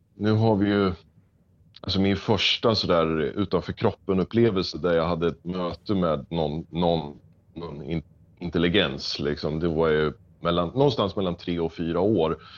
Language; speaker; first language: Swedish; native; Swedish